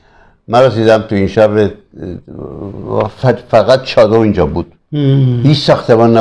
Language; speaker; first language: Persian; early bilingual, other home language; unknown